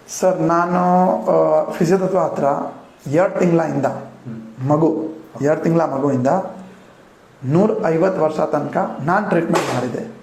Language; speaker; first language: Kannada; non-native, local second language; Gujarati